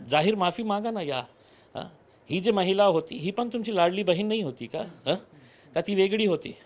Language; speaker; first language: Marathi; non-native, local second language; Urdu